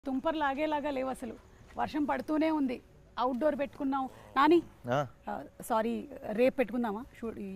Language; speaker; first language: Telugu; native; Telugu